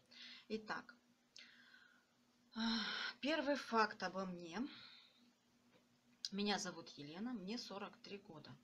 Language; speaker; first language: Russian; native; Russian